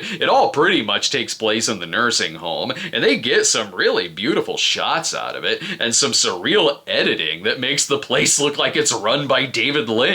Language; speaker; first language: English; native; English